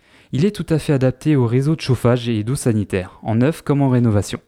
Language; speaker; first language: French; native; French